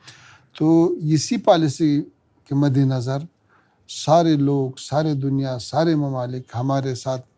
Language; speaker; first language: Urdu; non-native, fluent; Pashto